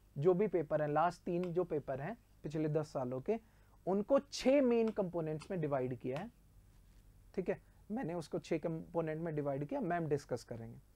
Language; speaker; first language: Hindi; native; Hindi